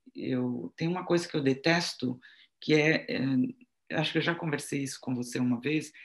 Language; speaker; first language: Portuguese; non-native, fluent; French